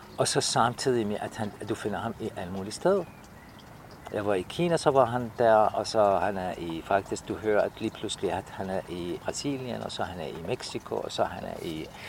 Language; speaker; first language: Danish; non-native, fluent; Arabic